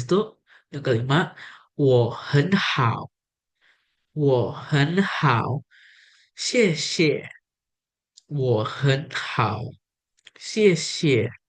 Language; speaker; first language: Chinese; non-native, learner; Indonesian